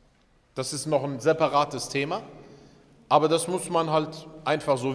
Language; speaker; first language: German; early bilingual, other home language; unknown